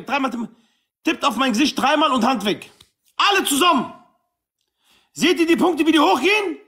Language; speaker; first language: German; non-native, local second language; Arabic